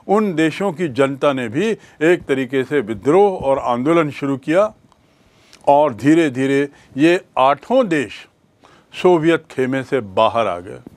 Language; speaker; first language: Hindi; native; Hindi